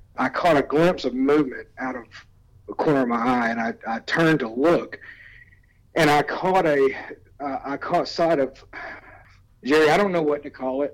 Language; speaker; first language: English; native; English